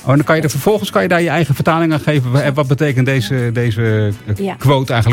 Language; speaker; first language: Dutch; native; Dutch